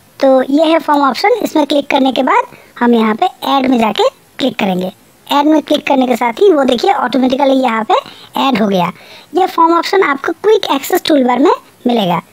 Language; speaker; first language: Urdu; native; Urdu